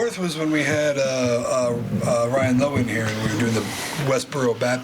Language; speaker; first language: English; native; English